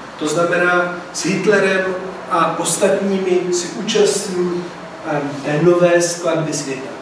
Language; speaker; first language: Czech; non-native, fluent; Italian